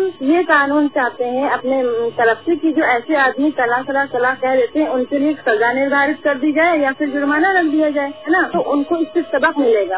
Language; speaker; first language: Hindi; native; Hindi